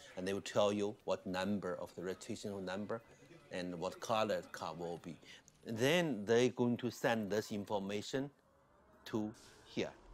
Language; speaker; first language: English; non-native, fluent; Chinese